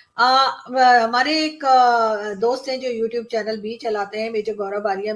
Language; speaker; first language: Hindi; native; Hindi